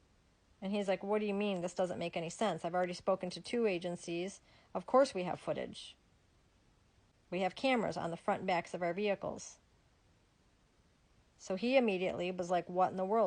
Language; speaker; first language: English; native; English